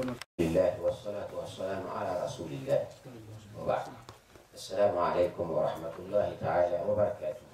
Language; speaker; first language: Arabic; non-native, fluent; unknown